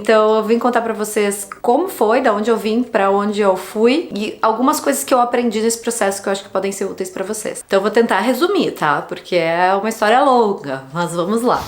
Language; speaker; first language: Portuguese; native; Portuguese